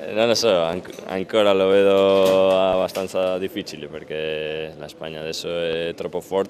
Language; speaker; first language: Italian; non-native, fluent; Spanish